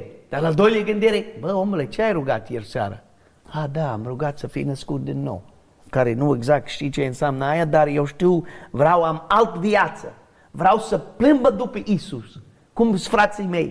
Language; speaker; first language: Romanian; non-native, learner; English